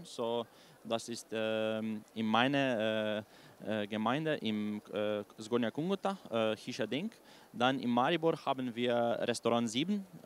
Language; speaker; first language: German; non-native, learner; Slovenian